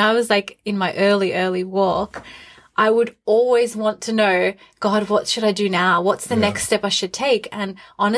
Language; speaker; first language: English; native; English